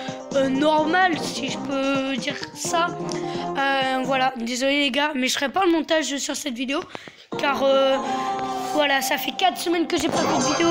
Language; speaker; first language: French; native; French